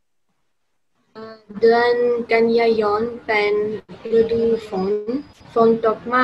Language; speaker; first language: Thai; non-native, learner; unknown